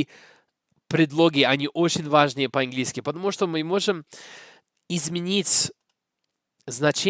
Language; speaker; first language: Russian; non-native, learner; English